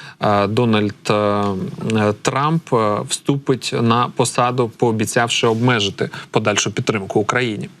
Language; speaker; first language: Ukrainian; native; Ukrainian